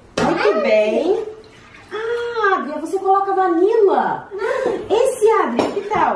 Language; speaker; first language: Portuguese; native; Portuguese